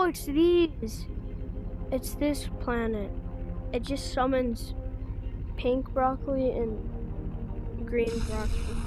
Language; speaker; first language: English; native; English